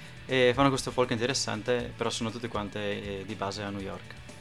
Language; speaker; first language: Italian; native; Italian